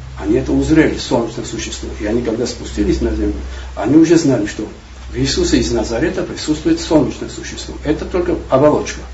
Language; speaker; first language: Russian; non-native, local second language; Georgian